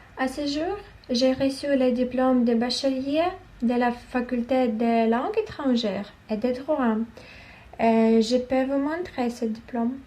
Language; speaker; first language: French; non-native, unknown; Ukrainian